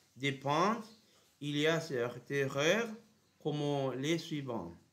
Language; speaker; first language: French; non-native, learner; Spanish